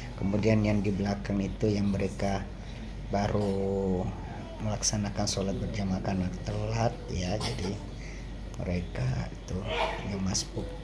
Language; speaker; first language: Indonesian; native; Indonesian